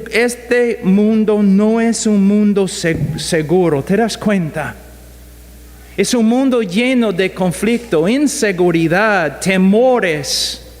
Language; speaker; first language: Spanish; non-native, fluent; English